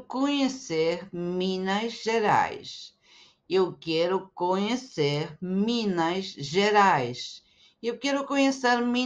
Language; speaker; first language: Portuguese; non-native, fluent; Spanish